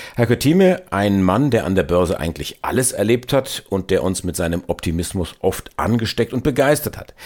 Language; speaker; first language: German; native; German